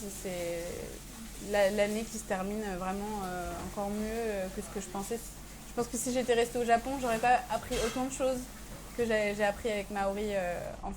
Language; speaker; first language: French; early bilingual, other home language; Persian